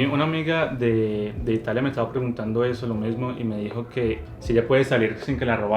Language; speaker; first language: Spanish; native; Spanish